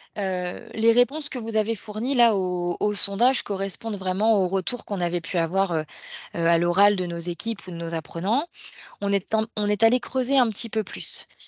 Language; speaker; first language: French; native; French